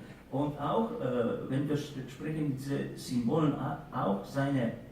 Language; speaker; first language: German; non-native, fluent; Slovenian